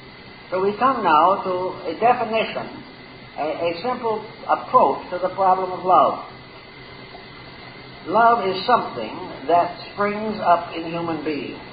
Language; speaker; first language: English; native; English